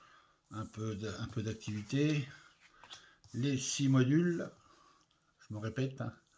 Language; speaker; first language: French; native; French